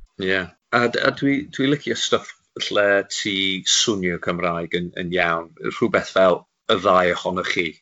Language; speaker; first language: Welsh; non-native, local second language; English